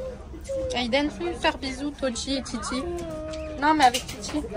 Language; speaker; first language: French; native; French